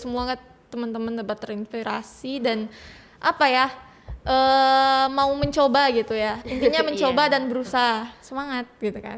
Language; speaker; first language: Indonesian; native; Indonesian